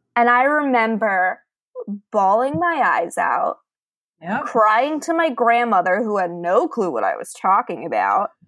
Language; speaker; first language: English; native; English